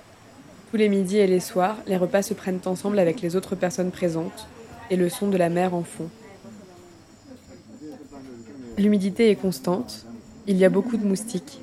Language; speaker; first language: French; native; French